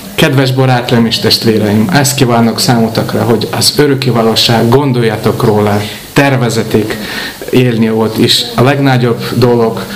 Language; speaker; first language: Hungarian; non-native, fluent; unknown